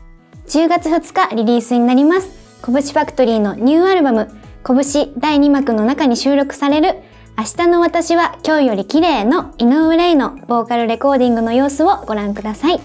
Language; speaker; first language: Japanese; native; Japanese